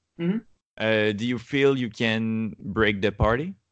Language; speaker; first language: English; non-native, learner; French